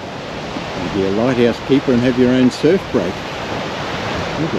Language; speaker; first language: English; native; English